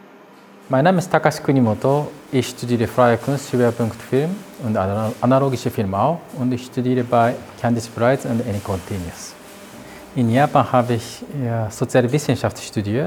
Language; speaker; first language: German; non-native, learner; Japanese